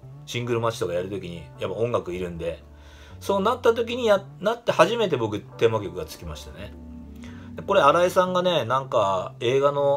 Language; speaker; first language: Japanese; native; Japanese